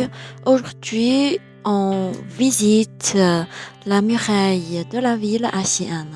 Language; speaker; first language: French; non-native, fluent; Chinese